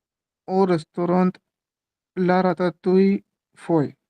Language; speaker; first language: French; non-native, learner; Hindi